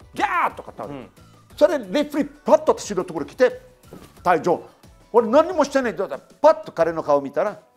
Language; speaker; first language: Japanese; non-native, fluent; Portuguese